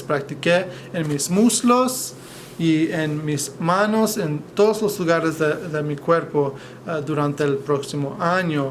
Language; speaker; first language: Spanish; non-native, fluent; English